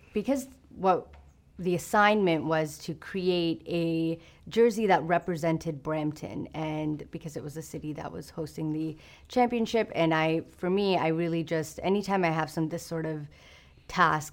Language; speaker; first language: English; native; English